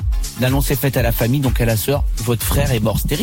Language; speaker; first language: French; native; French